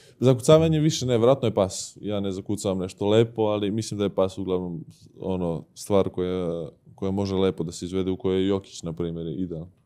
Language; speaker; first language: Serbian; native; Serbian